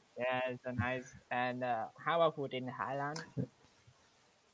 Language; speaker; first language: English; non-native, learner; Vietnamese